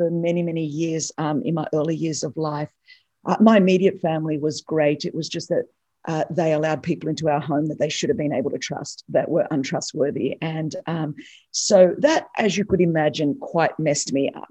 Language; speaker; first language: English; non-native, local second language; Greek